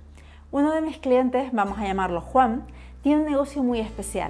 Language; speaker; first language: Spanish; native; Spanish